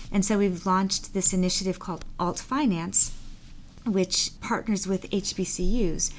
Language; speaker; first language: English; native; English